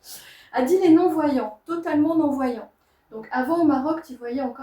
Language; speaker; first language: French; native; French